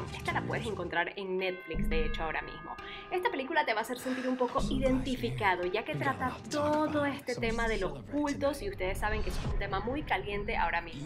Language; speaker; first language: Spanish; native; Spanish